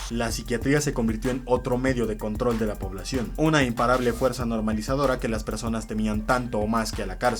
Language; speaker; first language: Spanish; native; Spanish